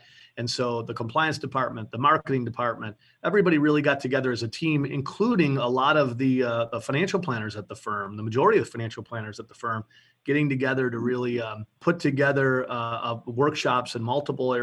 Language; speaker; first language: English; native; English